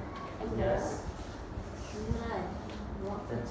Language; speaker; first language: Vietnamese; non-native, learner; Hindi